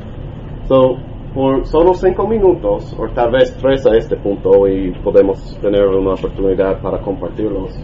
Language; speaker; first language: Spanish; non-native, learner; English